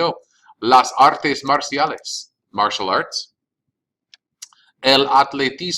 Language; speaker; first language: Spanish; non-native, fluent; English